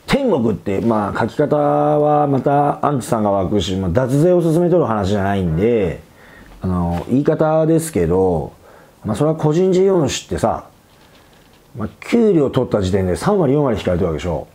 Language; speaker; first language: Japanese; native; Japanese